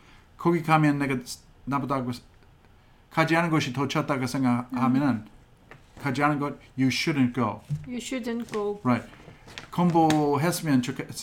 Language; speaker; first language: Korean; non-native, fluent; English